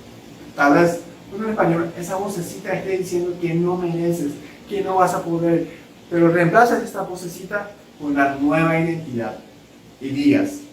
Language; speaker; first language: Spanish; non-native, local second language; Japanese